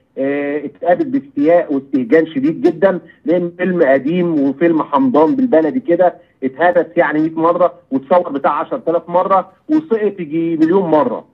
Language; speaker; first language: Arabic; native; Arabic